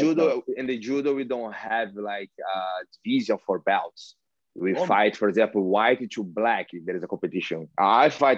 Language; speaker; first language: English; non-native, learner; Portuguese